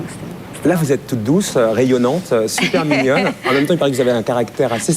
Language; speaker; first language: French; native; French